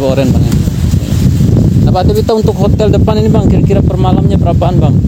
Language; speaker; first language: Indonesian; native; Indonesian